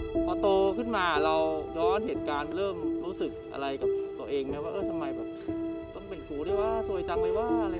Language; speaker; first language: Thai; native; Thai